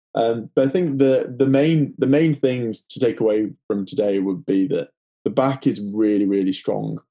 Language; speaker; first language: English; native; English